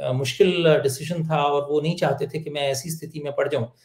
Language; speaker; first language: Hindi; native; Hindi